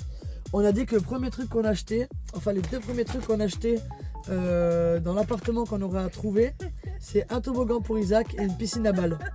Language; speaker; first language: French; native; French